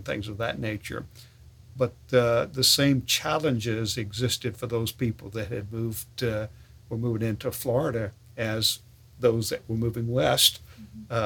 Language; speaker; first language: English; native; English